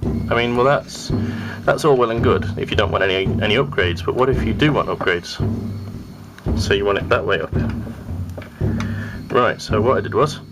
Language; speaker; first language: English; native; English